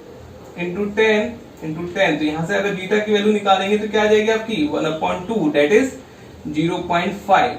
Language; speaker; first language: Hindi; native; Hindi